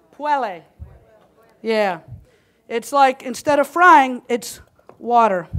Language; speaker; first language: English; native; English